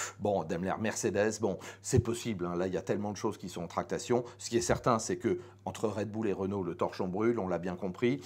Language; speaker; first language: French; native; French